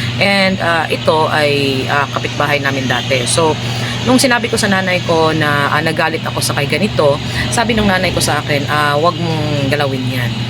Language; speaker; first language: Filipino; non-native, local second language; Cebuano